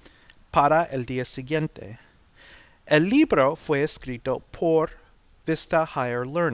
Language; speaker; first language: Spanish; non-native, fluent; English